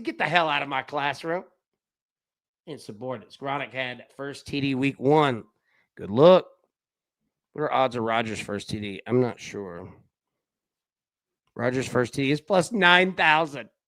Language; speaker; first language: English; native; English